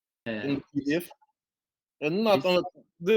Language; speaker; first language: English; non-native, fluent; Turkish